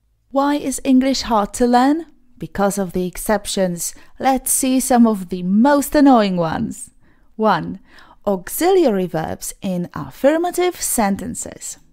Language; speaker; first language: English; non-native, fluent; Polish